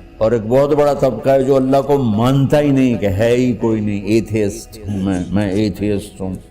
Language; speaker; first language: Urdu; non-native, local second language; Punjabi